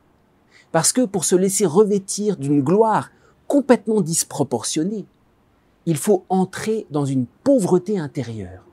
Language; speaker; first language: French; native; French